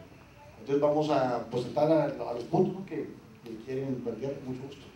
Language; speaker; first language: Spanish; native; Spanish